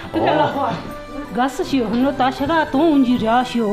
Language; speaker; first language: Chinese; non-native, local second language; Tibetan